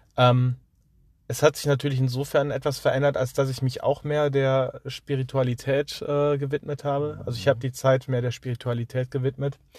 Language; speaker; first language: German; native; German